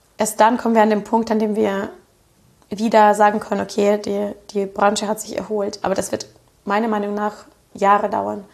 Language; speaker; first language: German; non-native, fluent; Russian